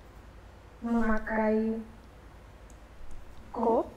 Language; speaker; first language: Korean; non-native, learner; Indonesian